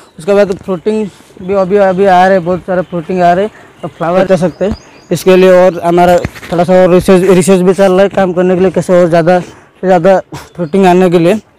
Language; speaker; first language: Hindi; non-native, local second language; Odia